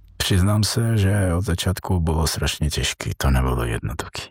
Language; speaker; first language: Czech; non-native, fluent; Georgian